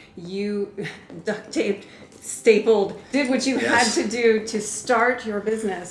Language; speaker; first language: English; native; English